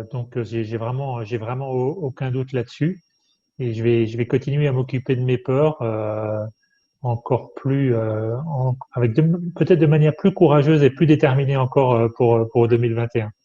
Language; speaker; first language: French; native; French